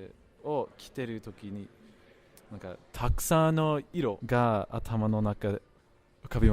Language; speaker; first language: Japanese; non-native, fluent; English